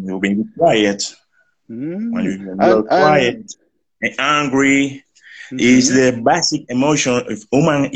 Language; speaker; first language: English; non-native, learner; Spanish